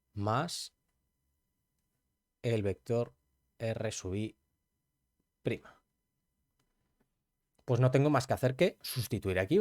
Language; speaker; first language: Spanish; native; Spanish